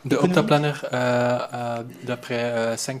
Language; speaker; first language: French; non-native, learner; Dutch